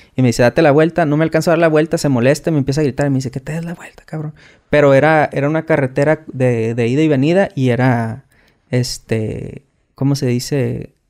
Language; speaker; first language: Spanish; native; Spanish